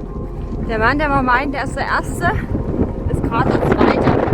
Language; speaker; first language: German; native; German